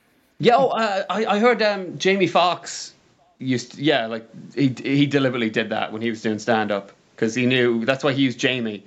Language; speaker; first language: English; native; English